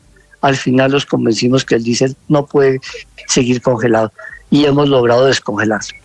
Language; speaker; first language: Spanish; native; Spanish